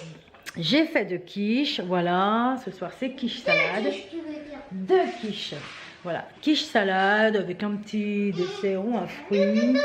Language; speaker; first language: French; native; French